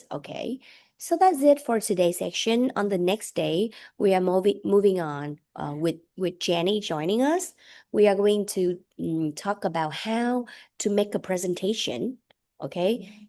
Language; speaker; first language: English; non-native, fluent; Vietnamese